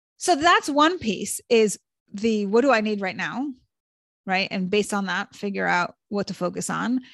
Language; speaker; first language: English; early bilingual, other home language; Hebrew